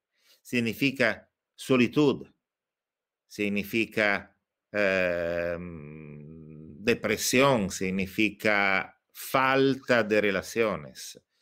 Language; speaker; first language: Spanish; non-native, fluent; Italian